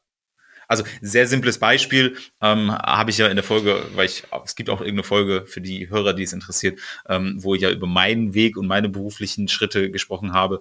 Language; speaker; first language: German; native; German